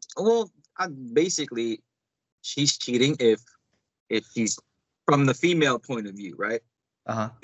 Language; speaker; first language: English; non-native, local second language; Cebuano